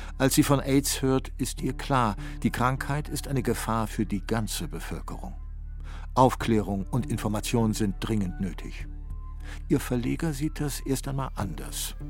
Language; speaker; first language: German; native; German